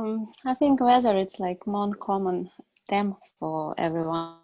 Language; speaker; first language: English; non-native, learner; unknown